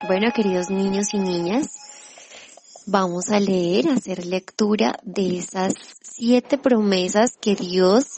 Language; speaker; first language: Spanish; native; Spanish